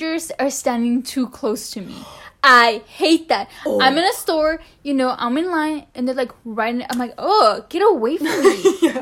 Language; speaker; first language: English; non-native, fluent; Spanish